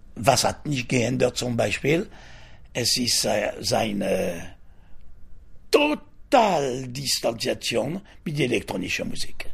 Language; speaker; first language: German; non-native, fluent; French